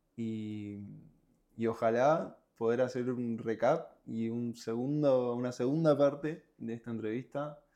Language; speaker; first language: Spanish; native; Spanish